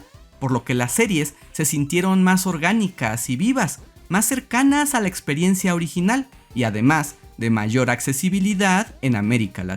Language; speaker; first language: Spanish; native; Spanish